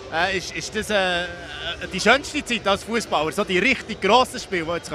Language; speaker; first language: German; native; German